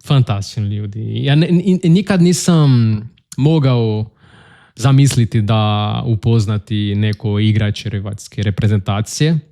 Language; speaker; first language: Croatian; non-native, learner; Portuguese